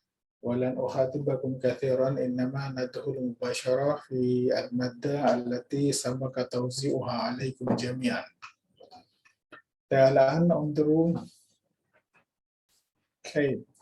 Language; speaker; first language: Arabic; non-native, fluent; Indonesian